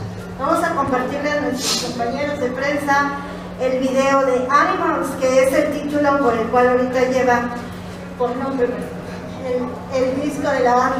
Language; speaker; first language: Spanish; native; Spanish